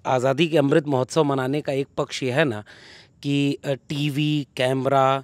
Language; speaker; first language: Hindi; native; Hindi